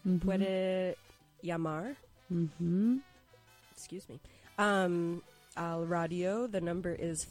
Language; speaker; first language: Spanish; non-native, learner; English